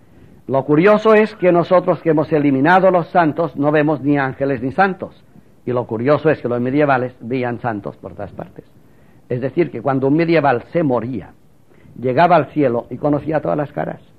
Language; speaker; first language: Spanish; native; Spanish